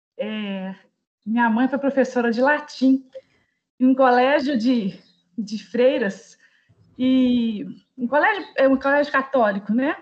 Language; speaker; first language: Portuguese; native; Portuguese